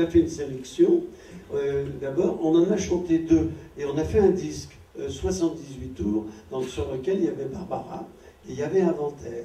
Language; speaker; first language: French; native; French